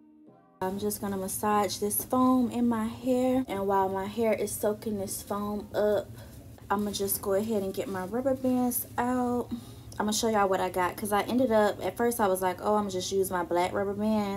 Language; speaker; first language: English; native; English